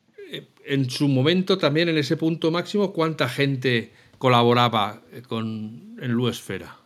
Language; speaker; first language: Spanish; native; Spanish